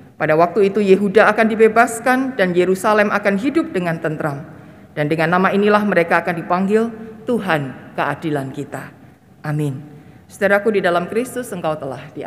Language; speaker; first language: Indonesian; native; Indonesian